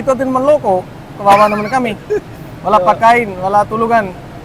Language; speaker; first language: Filipino; non-native, learner; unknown